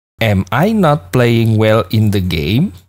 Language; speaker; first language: English; non-native, fluent; Indonesian